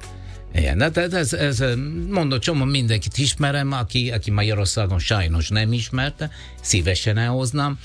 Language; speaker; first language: Hungarian; non-native, fluent; Italian